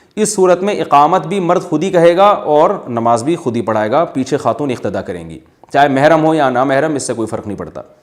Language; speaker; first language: Urdu; native; Urdu